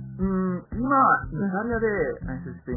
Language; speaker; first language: Japanese; non-native, learner; Italian